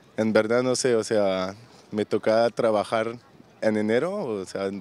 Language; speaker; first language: Spanish; non-native, fluent; French